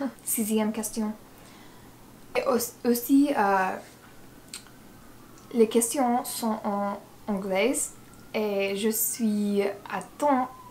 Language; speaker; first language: French; non-native, learner; English